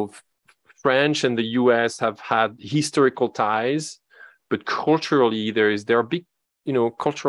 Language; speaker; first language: English; non-native, fluent; French